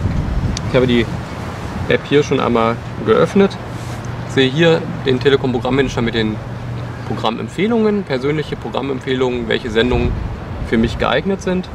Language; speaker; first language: German; native; German